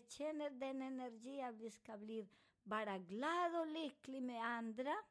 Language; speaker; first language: Swedish; non-native, fluent; Spanish